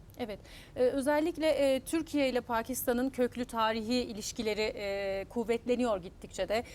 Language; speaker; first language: Turkish; native; Turkish